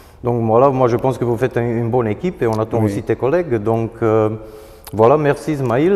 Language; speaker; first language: French; non-native, fluent; Romanian